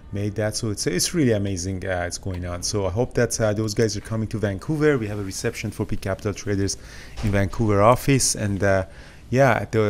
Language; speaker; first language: English; native; English